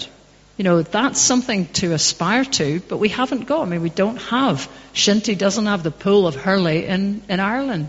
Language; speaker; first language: English; native; English